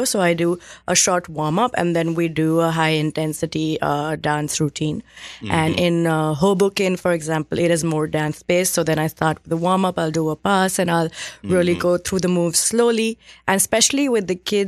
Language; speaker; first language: English; non-native, local second language; Hindi